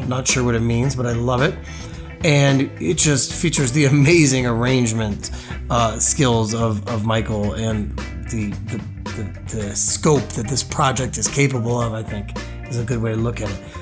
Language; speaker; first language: English; native; English